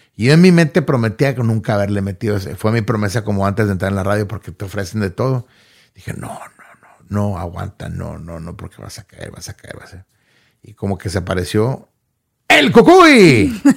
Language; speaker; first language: Spanish; early bilingual, heritage; Spanish